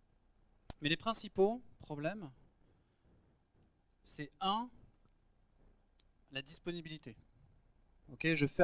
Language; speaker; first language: French; native; French